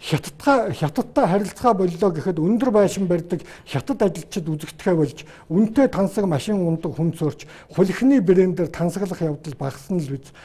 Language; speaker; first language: Mongolian; native; Mongolian